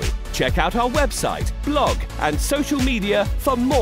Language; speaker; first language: English; native; English